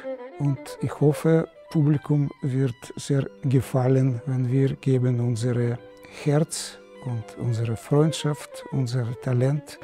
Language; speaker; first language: German; non-native, learner; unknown